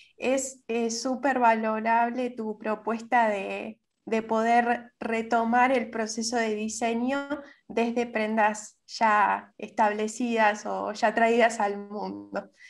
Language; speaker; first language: Spanish; native; Spanish